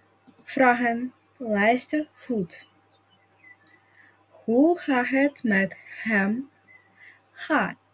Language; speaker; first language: Dutch; non-native, fluent; Russian